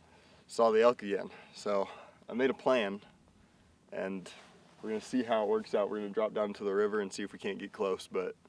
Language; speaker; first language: English; native; English